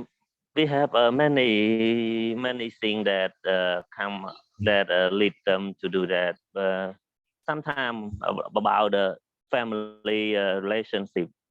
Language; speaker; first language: English; non-native, learner; Khmer